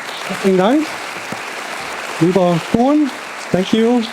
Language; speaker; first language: German; native; German